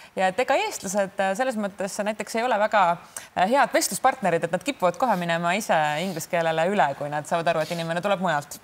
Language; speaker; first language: Estonian; native; Estonian